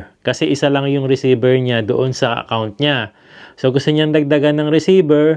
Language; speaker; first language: Filipino; native; Filipino